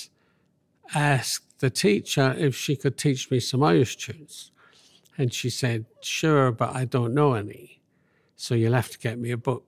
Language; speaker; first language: English; native; English